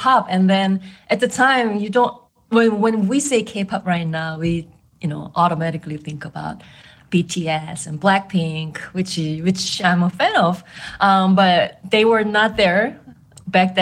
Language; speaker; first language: English; non-native, fluent; Korean